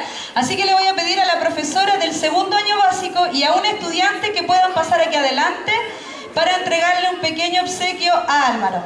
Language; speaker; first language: Spanish; native; Spanish